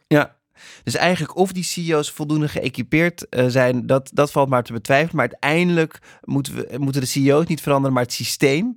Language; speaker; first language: Dutch; native; Dutch